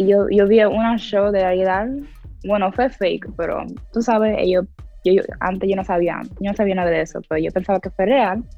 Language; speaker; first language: Spanish; early bilingual, heritage; English